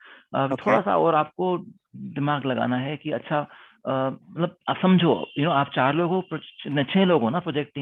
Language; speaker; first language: Hindi; native; Hindi